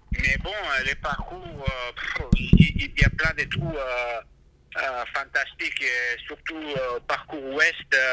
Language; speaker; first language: French; non-native, fluent; Spanish